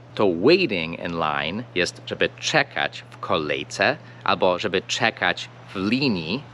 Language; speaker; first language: Polish; non-native, fluent; English